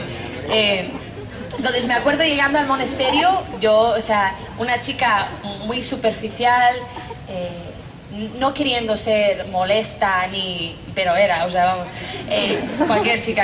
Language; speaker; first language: Spanish; non-native, fluent; English